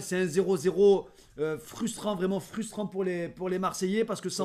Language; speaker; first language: French; native; French